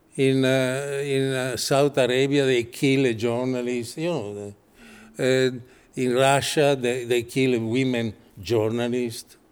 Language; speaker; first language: English; non-native, fluent; Italian